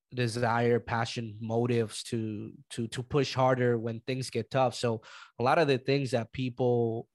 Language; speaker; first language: English; early bilingual, other home language; Spanish